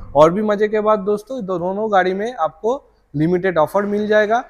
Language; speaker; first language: Hindi; non-native, local second language; Bangla